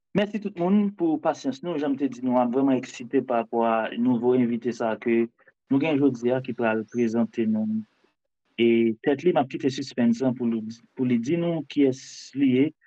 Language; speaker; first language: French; non-native, local second language; Haitian Creole